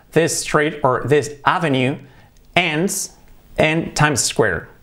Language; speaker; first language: English; non-native, fluent; Spanish